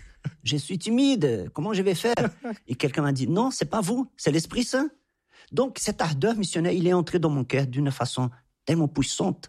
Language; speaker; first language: French; non-native, fluent; Portuguese